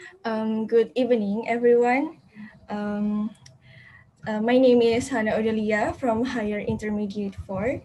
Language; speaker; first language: English; non-native, fluent; Indonesian